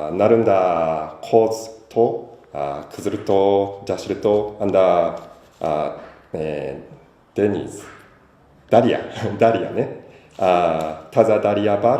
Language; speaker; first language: Kyrgyz; non-native, learner; Japanese